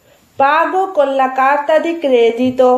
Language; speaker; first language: Italian; non-native, fluent; Urdu